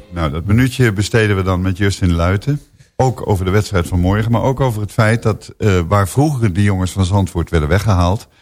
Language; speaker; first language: Dutch; native; Dutch